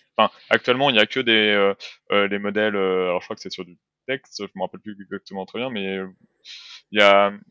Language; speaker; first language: French; native; French